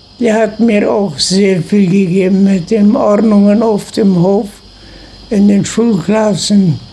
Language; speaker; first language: German; non-native, local second language; Low German